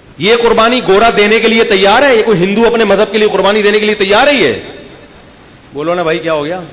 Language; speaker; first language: Urdu; native; Urdu